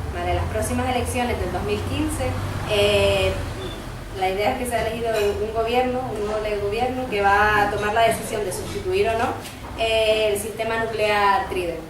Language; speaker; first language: Spanish; native; Spanish